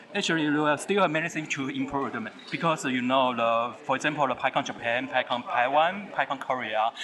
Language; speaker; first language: English; non-native, fluent; Chinese